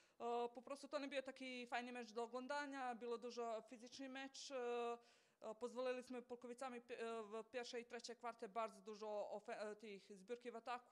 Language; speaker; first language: Polish; non-native, fluent; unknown